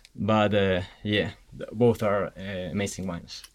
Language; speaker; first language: English; non-native, fluent; Spanish